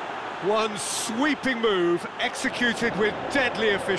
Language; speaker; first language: English; native; English